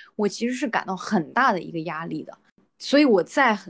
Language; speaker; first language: Chinese; native; Chinese